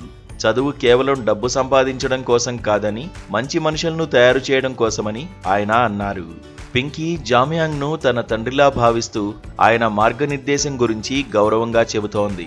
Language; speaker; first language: Telugu; native; Telugu